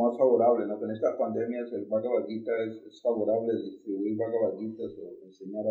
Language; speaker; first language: Spanish; native; Spanish